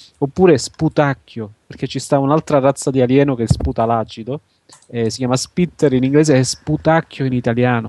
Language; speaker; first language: Italian; native; Italian